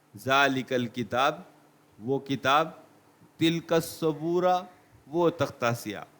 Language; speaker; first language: Urdu; native; Urdu